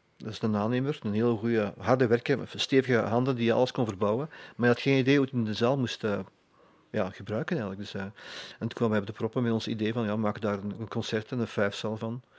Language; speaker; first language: Dutch; native; Dutch